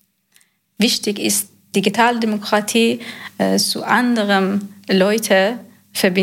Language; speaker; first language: German; non-native, learner; Persian